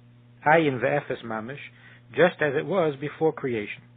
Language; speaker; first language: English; native; English